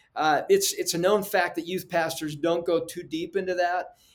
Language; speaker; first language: English; early bilingual, other home language; Spanish